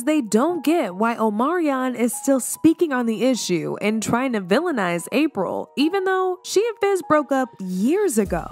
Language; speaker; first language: English; native; English